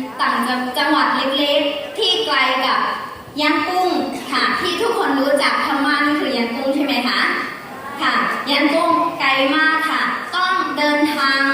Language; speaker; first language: Thai; non-native, fluent; Burmese